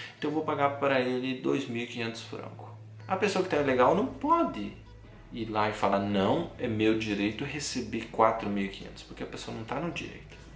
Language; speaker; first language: Portuguese; native; Portuguese